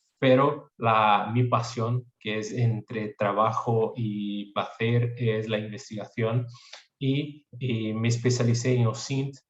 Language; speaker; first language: Spanish; non-native, fluent; Portuguese